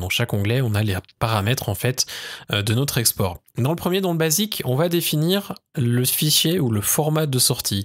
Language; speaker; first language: French; native; French